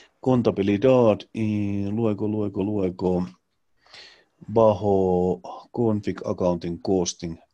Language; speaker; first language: Spanish; non-native, learner; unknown